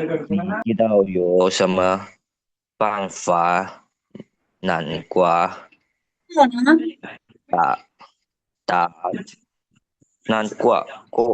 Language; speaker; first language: Chinese; non-native, learner; Lao